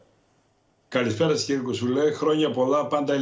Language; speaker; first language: Greek; native; Greek